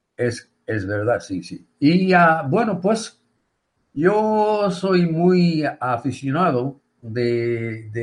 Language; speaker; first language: Spanish; non-native, fluent; Japanese